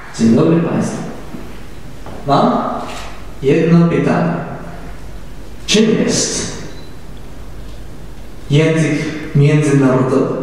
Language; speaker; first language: Polish; non-native, learner; Japanese